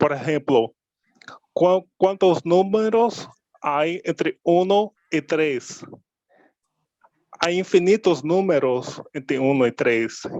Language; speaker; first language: Spanish; non-native, learner; Portuguese